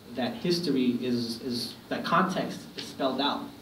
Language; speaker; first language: English; native; English